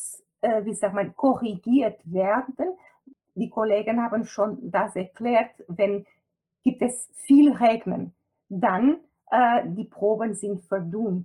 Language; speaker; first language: German; non-native, fluent; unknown